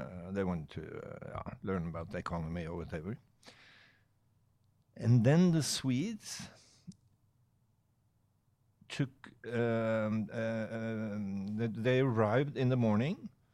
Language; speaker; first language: English; non-native, fluent; Norwegian